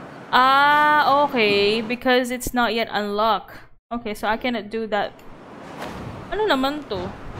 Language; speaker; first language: English; non-native, local second language; Filipino